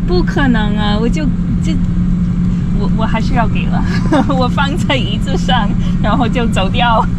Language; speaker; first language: Chinese; non-native, fluent; English